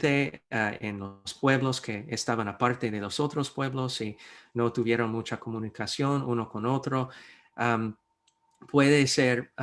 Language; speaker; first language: Spanish; non-native, fluent; English